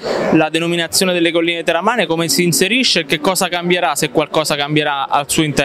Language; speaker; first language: Italian; native; Italian